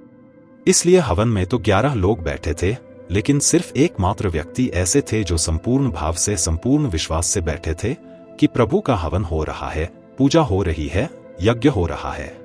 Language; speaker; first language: Hindi; native; Hindi